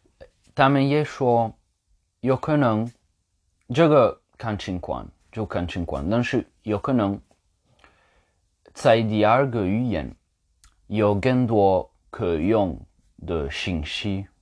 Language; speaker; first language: Chinese; non-native, learner; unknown